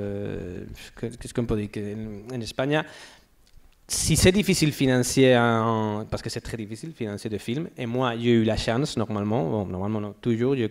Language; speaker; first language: French; non-native, learner; Spanish